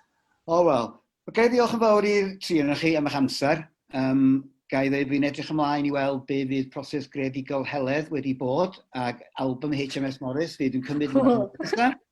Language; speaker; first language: Welsh; native; Welsh